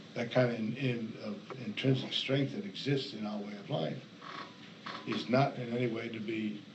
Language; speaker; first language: English; native; English